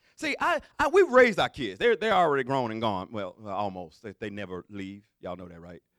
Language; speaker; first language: English; native; English